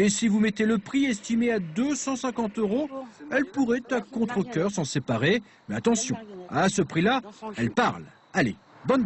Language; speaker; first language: French; native; French